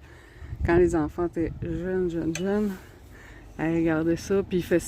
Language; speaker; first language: French; native; French